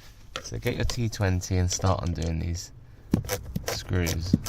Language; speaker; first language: English; native; English